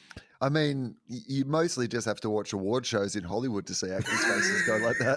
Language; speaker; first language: English; native; English